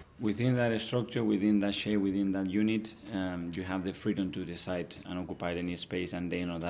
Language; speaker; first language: English; non-native, fluent; Spanish